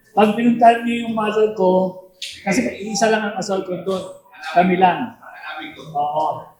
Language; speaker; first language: Filipino; native; Filipino